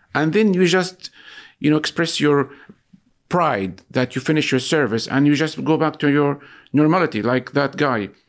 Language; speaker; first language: English; non-native, fluent; Arabic